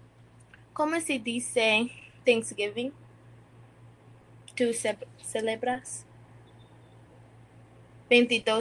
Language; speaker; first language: Spanish; non-native, learner; English